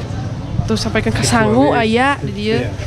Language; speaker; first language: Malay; non-native, local second language; Sundanese